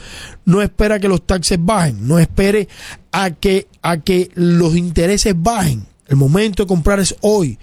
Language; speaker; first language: Spanish; native; Spanish